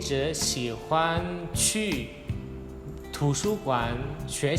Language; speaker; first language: Chinese; non-native, fluent; Indonesian